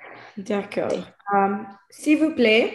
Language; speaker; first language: French; non-native, learner; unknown